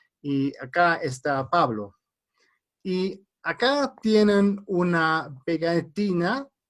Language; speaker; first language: Spanish; non-native, fluent; German